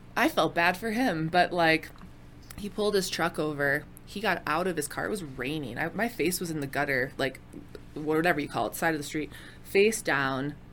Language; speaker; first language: English; native; English